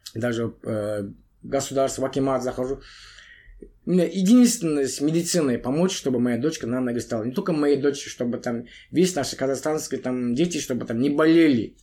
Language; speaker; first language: Russian; non-native, local second language; Kazakh